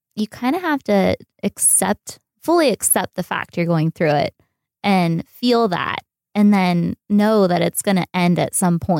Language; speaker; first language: English; native; English